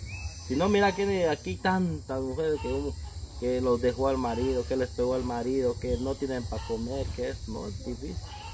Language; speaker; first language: Spanish; native; Spanish